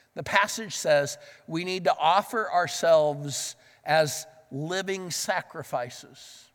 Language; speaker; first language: English; native; English